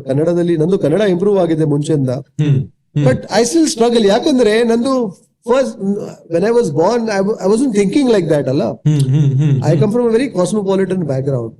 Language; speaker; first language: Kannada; non-native, local second language; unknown